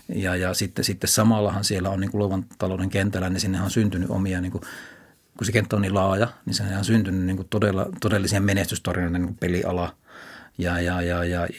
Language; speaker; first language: Finnish; native; Finnish